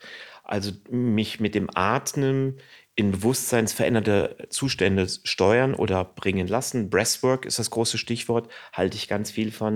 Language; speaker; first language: German; native; German